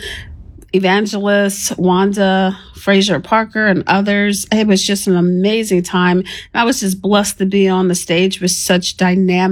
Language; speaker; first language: English; native; English